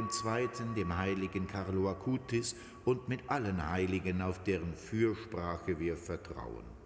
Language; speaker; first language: German; native; German